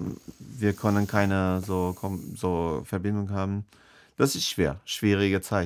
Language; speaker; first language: German; non-native, learner; Persian